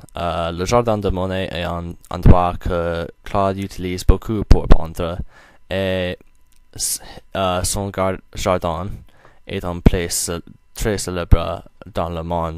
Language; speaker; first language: French; non-native, learner; English